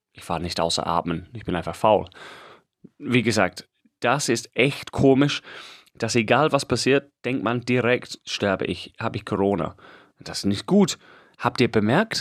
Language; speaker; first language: German; non-native, fluent; English